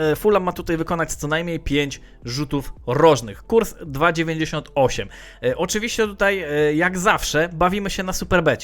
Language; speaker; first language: Polish; native; Polish